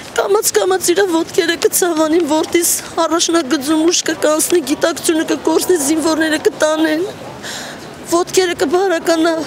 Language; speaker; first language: Armenian; non-native, local second language; Kurdish